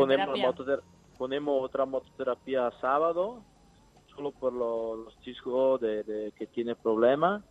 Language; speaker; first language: Spanish; non-native, learner; Italian